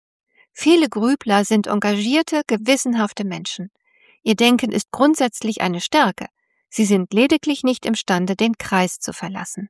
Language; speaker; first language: German; native; German